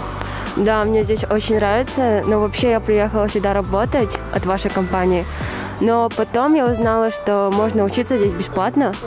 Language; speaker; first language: Russian; non-native, local second language; Kyrgyz